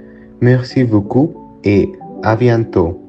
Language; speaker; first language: French; non-native, learner; Spanish